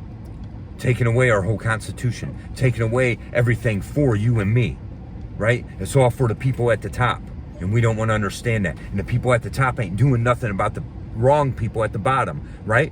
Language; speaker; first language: English; native; English